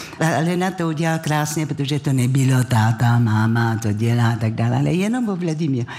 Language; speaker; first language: Czech; non-native, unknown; French